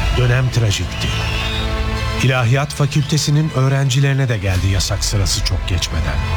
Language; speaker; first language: Turkish; native; Turkish